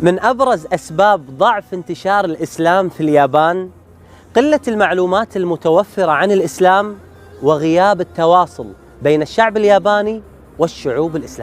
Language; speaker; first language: Arabic; native; Arabic